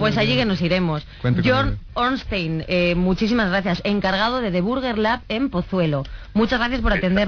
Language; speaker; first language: Spanish; native; Spanish